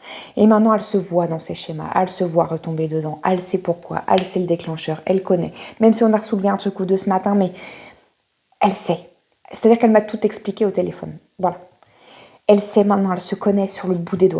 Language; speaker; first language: French; native; French